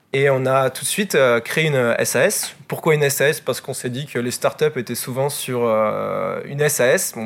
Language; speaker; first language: French; native; French